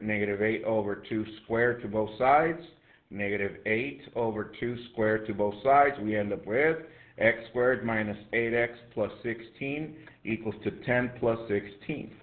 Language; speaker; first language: English; native; English